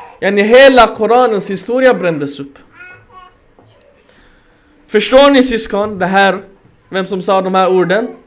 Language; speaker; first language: Swedish; early bilingual, other home language; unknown